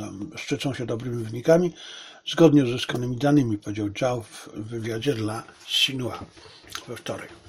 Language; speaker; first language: Polish; native; Polish